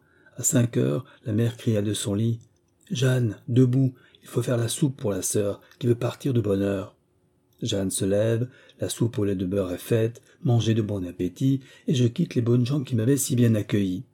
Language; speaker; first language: French; native; French